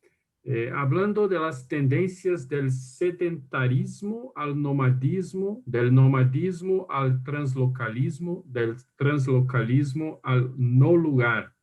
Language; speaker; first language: Spanish; non-native, fluent; Portuguese